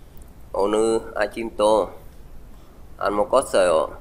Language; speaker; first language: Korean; non-native, fluent; Vietnamese